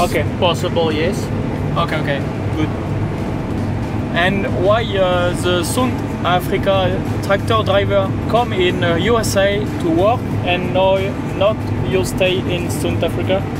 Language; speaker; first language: English; non-native, learner; French